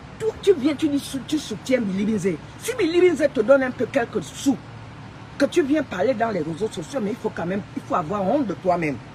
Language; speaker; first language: French; non-native, local second language; Fang